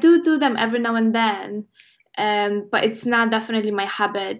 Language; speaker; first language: English; non-native, fluent; Polish